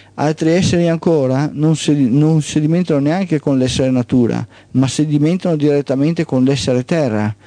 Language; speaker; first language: Italian; native; Italian